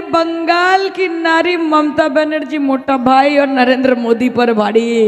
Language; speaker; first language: Hindi; non-native, local second language; Bangla